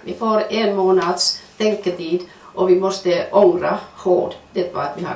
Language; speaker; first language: Swedish; non-native, fluent; Finnish